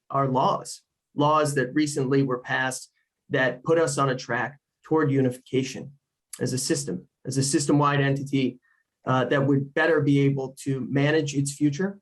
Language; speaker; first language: English; native; English